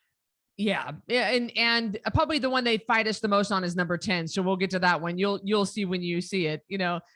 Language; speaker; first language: English; native; English